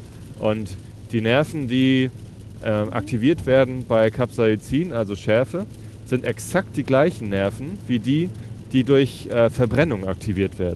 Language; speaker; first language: German; native; German